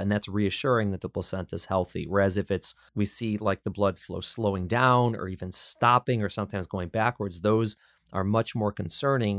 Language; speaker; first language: English; native; English